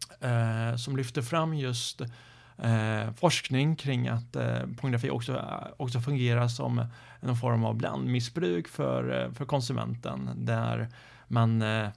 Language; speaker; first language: Swedish; native; Swedish